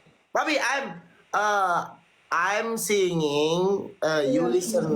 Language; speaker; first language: English; non-native, learner; Sundanese